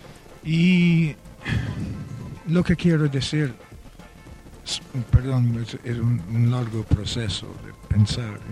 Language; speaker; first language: Spanish; non-native, fluent; Welsh